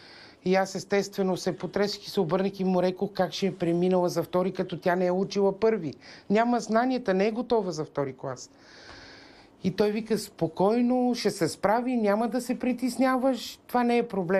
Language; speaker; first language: Bulgarian; native; Bulgarian